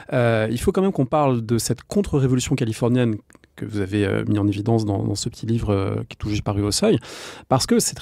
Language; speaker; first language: French; native; French